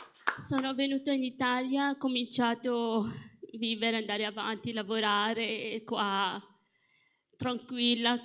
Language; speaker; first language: Italian; non-native, fluent; Morisyen